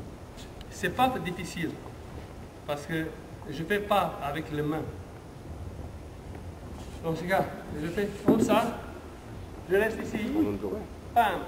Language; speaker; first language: French; non-native, learner; Romanian